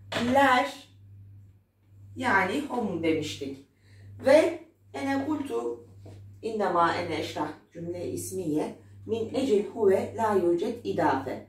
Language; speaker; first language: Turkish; non-native, fluent; Arabic